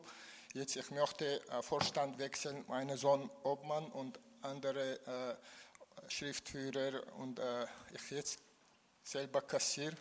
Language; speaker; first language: German; non-native, learner; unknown